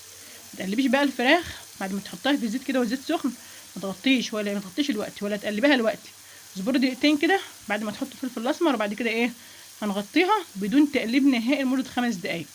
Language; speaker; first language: Arabic; native; Arabic